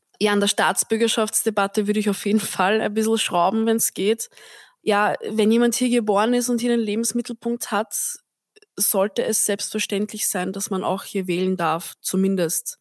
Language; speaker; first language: German; early bilingual, other home language; Turkish